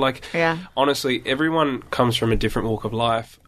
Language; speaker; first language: English; native; English